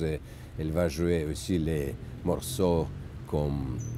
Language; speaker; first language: French; non-native, learner; Russian